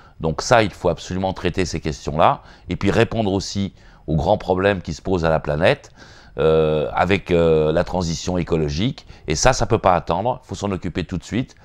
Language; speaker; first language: French; native; French